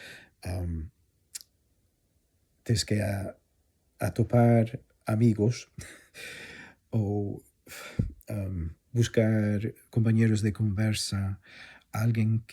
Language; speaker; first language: Galician; non-native, fluent; English